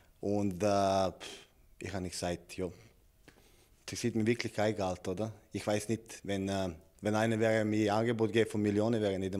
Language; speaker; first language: German; non-native, learner; Serbian